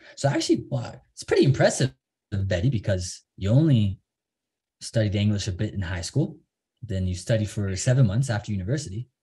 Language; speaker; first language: English; native; English